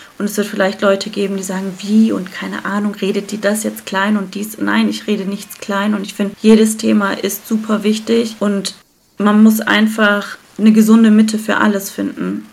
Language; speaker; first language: German; early bilingual, other home language; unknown